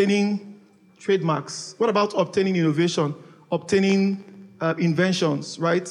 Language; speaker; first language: English; non-native, local second language; Igbo